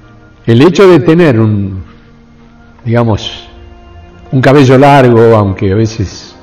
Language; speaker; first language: Spanish; native; Spanish